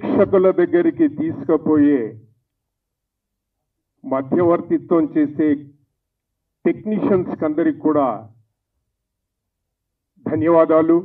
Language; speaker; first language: Telugu; native; Telugu